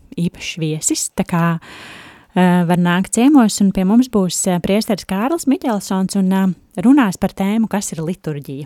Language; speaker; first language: Latvian; native; Latvian